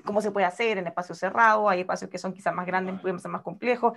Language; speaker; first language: Spanish; native; Spanish